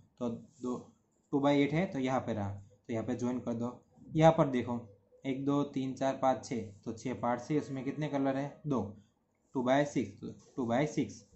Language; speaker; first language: Hindi; non-native, local second language; Gujarati